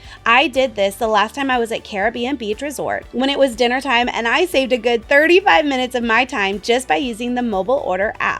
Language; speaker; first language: English; native; English